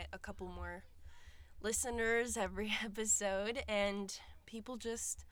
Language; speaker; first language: English; native; English